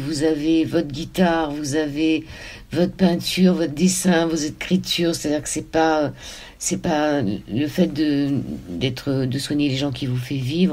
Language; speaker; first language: French; native; French